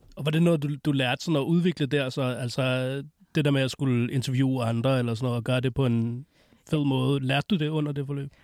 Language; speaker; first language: Danish; native; Danish